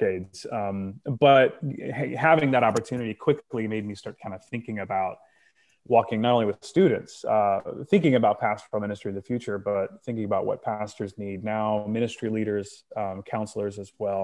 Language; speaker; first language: English; native; English